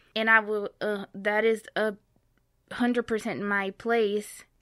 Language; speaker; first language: English; non-native, fluent; Portuguese